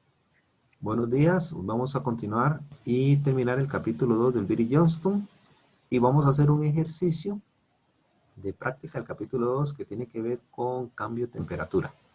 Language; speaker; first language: Spanish; native; Spanish